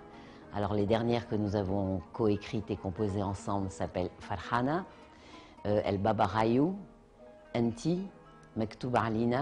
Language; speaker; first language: French; native; French